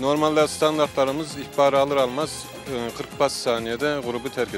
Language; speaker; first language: Turkish; native; Turkish